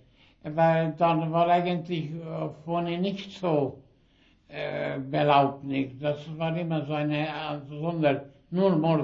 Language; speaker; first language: German; early bilingual, heritage; German